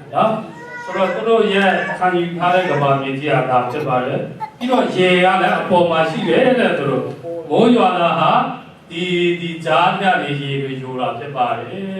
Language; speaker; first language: Burmese; non-native, local second language; Kachin